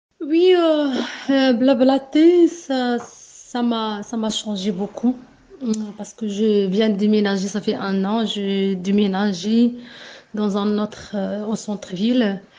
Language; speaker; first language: French; non-native, learner; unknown